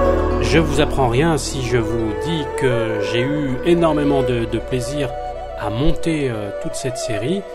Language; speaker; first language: French; native; French